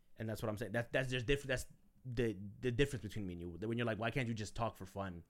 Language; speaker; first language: English; early bilingual, other home language; Spanish